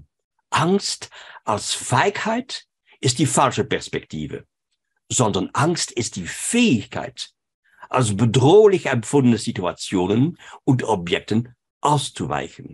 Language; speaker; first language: German; non-native, fluent; French